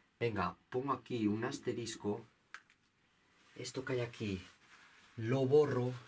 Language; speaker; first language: Spanish; native; Spanish